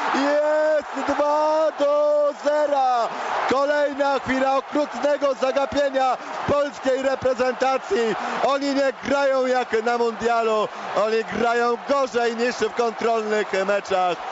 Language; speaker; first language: Polish; native; Polish